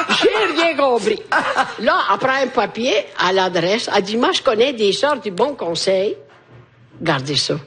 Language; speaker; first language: French; non-native, fluent; Italian